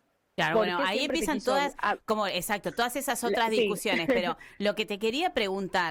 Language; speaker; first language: Spanish; native; Spanish